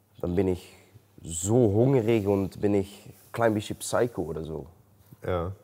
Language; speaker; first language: German; non-native, learner; Dutch